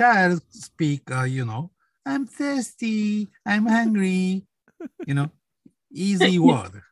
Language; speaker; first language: English; non-native, learner; Japanese